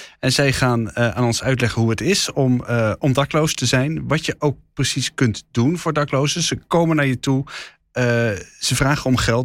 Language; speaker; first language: Dutch; native; Dutch